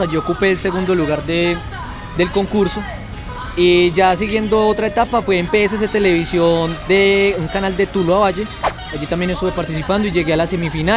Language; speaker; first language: Spanish; native; Spanish